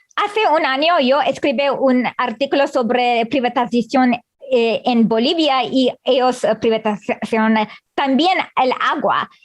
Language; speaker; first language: Spanish; non-native, learner; English